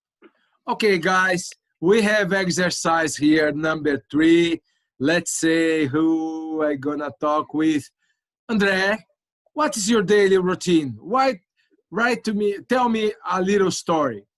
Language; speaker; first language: English; non-native, local second language; Portuguese